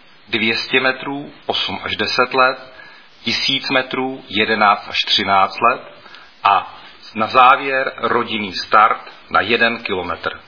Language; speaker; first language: Czech; native; Czech